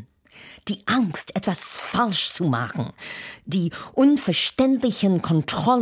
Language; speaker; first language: German; non-native, fluent; English